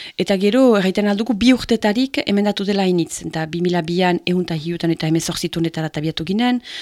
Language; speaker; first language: Basque; native; Basque